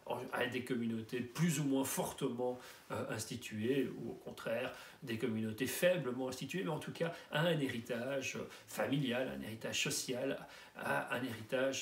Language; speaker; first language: French; native; French